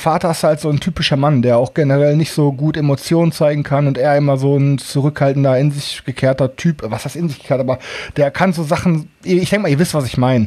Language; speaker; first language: German; native; German